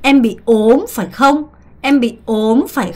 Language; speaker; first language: Vietnamese; non-native, fluent; Korean